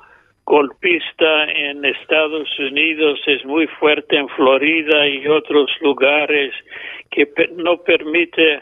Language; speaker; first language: Spanish; non-native, fluent; English